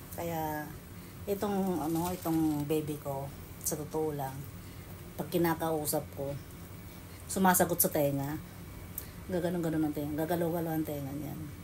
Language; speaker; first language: Filipino; native; Filipino